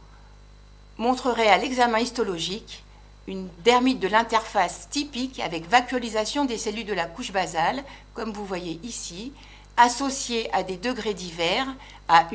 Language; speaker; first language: French; native; French